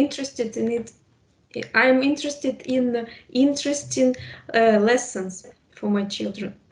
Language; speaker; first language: English; non-native, fluent; Russian